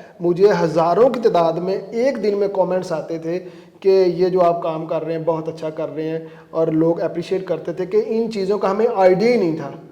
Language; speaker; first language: Urdu; non-native, local second language; Punjabi